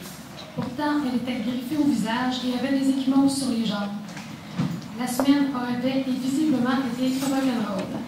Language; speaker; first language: French; native; French